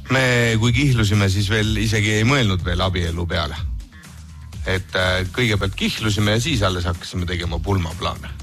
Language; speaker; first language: Estonian; native; Estonian